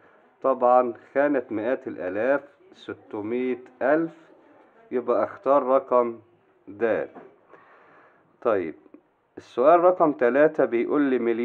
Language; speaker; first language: Arabic; native; Arabic